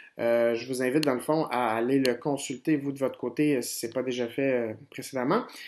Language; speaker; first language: French; native; French